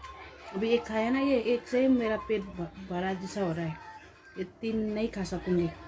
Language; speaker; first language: Hindi; non-native, local second language; Nepali